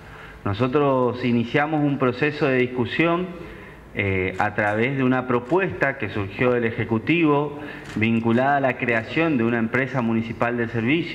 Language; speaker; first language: Spanish; native; Spanish